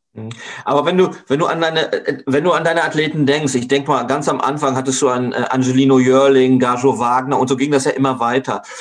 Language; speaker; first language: German; native; German